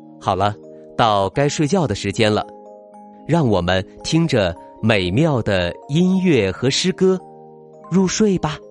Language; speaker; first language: Chinese; native; Chinese